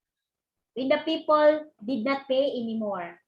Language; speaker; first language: English; non-native, local second language; Cebuano